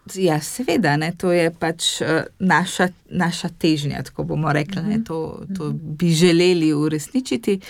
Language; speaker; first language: Slovenian; native; Slovenian